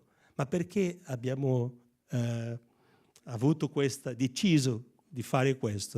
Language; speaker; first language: Italian; non-native, fluent; Portuguese